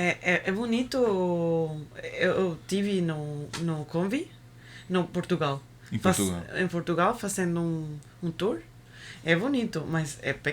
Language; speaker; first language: Portuguese; non-native, learner; Spanish